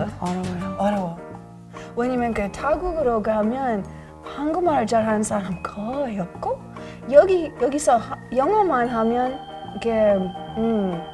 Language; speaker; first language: Korean; non-native, learner; English